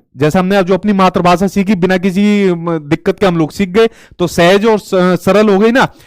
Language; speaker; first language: Hindi; native; Hindi